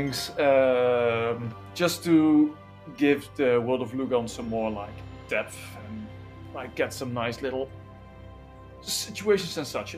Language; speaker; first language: English; non-native, fluent; Dutch